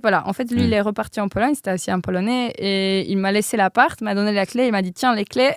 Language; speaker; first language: French; non-native, fluent; Polish